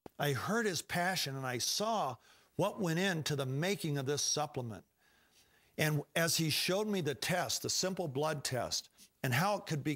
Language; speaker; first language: English; native; English